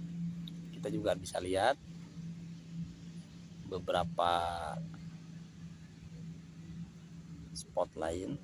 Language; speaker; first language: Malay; non-native, local second language; Sundanese